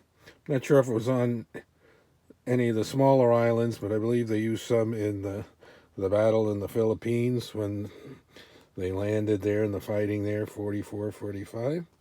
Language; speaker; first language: English; native; English